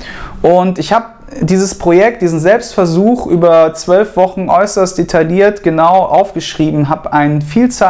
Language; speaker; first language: German; native; German